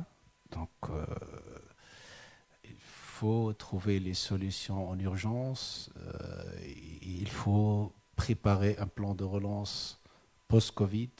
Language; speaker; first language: French; non-native, local second language; Arabic